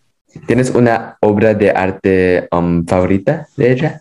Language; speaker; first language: Spanish; non-native, fluent; English